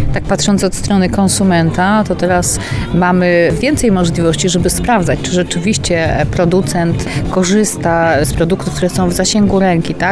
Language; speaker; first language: Polish; native; Polish